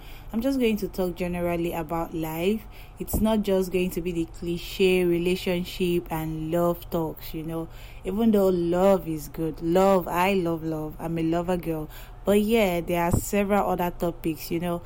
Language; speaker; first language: English; non-native, local second language; Yoruba